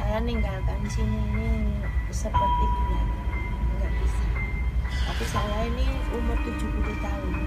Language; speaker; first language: Indonesian; non-native, local second language; Javanese